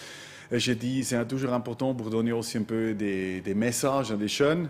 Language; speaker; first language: French; non-native, local second language; German